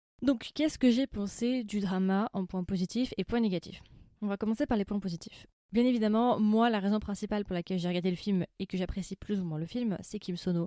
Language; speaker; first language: French; native; French